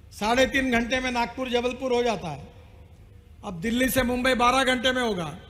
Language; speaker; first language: Hindi; non-native, local second language; Marathi